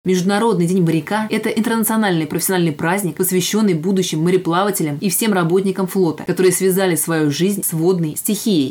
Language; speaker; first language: Russian; native; Russian